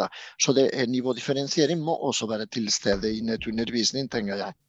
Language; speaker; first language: Norwegian; non-native, fluent; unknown